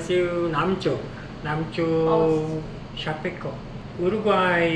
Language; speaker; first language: Korean; non-native, learner; Portuguese